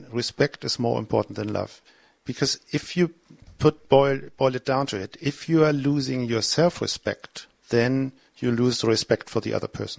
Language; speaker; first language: English; non-native, fluent; German